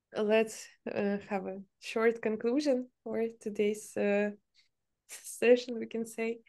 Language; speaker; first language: English; non-native, fluent; Ukrainian